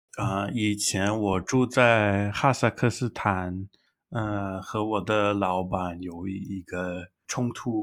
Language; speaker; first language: Chinese; non-native, learner; English